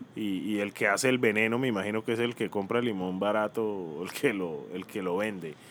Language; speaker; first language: Spanish; native; Spanish